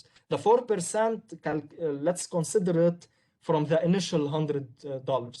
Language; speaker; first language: English; non-native, local second language; Arabic